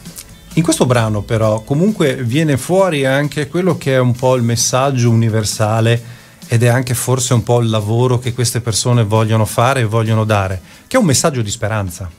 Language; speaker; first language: Italian; native; Italian